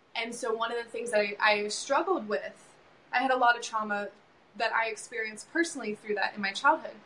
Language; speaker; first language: English; native; English